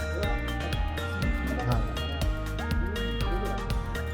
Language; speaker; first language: Japanese; native; Japanese